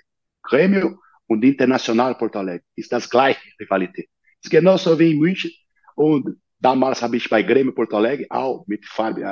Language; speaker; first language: German; non-native, learner; Portuguese